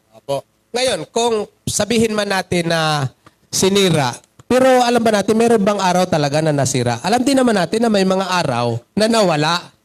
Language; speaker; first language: Filipino; non-native, local second language; Cebuano